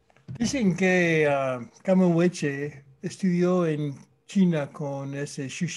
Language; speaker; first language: Spanish; non-native, fluent; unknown